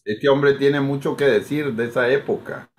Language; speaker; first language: Spanish; native; Spanish